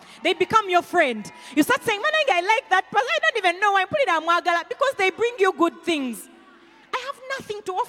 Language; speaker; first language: English; non-native, local second language; Nyankole